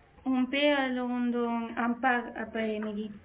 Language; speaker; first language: French; non-native, learner; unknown